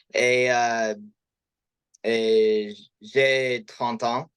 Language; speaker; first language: French; non-native, learner; English